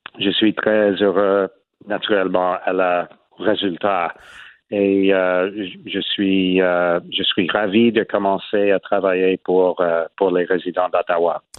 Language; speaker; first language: French; non-native, learner; English